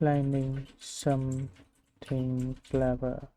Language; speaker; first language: English; non-native, learner; Vietnamese